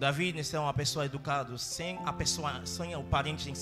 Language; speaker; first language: Portuguese; non-native, learner; Haitian Creole